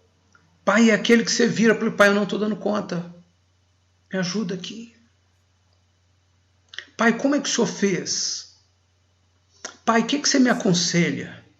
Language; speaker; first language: Portuguese; native; Portuguese